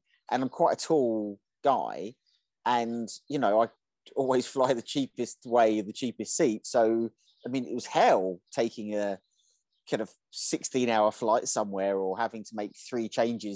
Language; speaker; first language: English; native; English